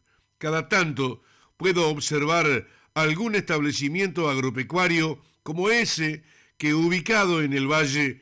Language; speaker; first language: Spanish; native; Spanish